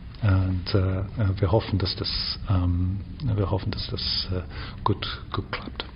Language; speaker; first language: German; non-native, fluent; English